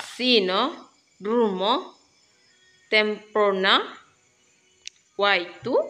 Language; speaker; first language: Spanish; non-native, learner; Malay